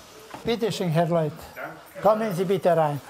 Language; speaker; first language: German; non-native, learner; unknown